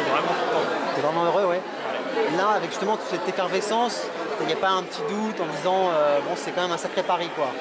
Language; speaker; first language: French; native; French